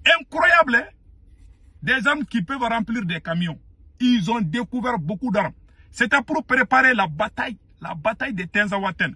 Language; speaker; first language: French; non-native, local second language; Bambara